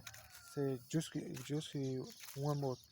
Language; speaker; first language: French; non-native, learner; Portuguese